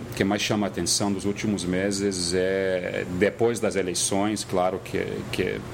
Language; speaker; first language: Portuguese; non-native, fluent; English